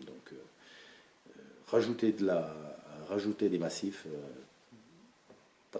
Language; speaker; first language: French; native; French